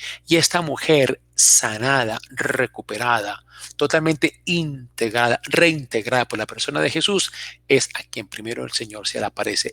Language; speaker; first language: Spanish; native; Spanish